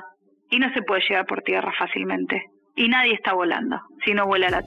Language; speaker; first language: Spanish; native; Spanish